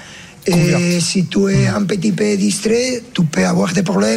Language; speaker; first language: French; non-native, learner; Spanish